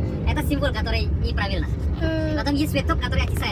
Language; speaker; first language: Russian; non-native, learner; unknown